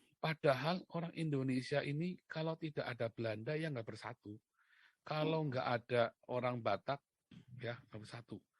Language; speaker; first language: Indonesian; native; Indonesian